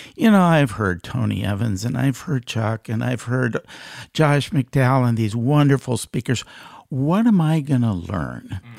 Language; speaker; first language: English; native; English